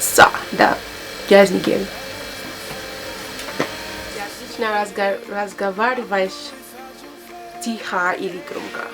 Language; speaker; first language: Russian; non-native, learner; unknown